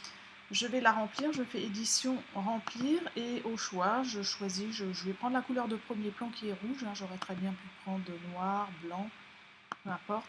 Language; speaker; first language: French; native; French